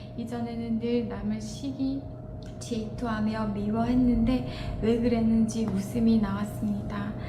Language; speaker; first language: Korean; non-native, fluent; Mongolian